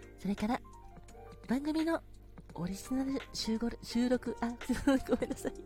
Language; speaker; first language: Japanese; native; Japanese